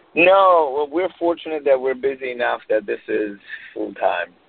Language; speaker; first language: English; non-native, fluent; Romanian